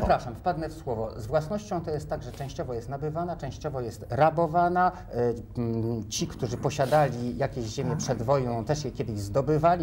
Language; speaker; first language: Polish; native; Polish